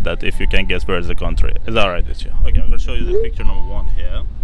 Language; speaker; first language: English; non-native, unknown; Persian